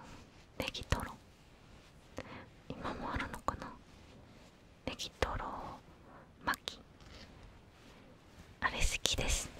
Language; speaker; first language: Japanese; non-native, fluent; Korean